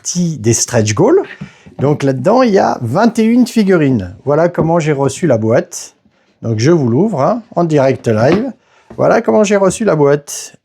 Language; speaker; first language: French; native; French